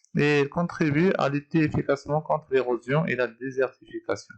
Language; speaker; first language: French; non-native, local second language; Arabic